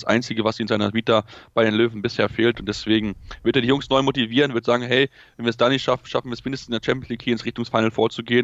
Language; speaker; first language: German; native; German